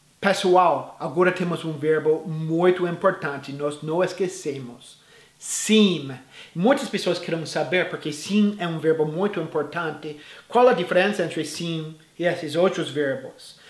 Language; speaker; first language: Portuguese; non-native, fluent; English